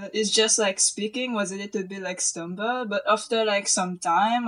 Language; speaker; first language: English; non-native, local second language; Morisyen